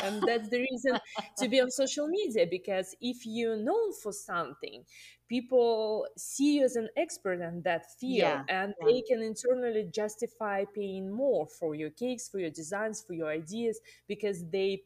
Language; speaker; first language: English; non-native, fluent; Russian